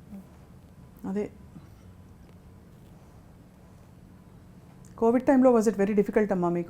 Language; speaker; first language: Telugu; native; Telugu